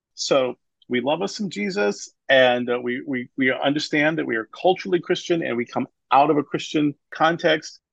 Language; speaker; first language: English; native; English